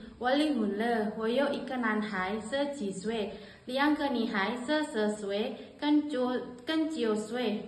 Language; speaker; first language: Chinese; non-native, learner; Indonesian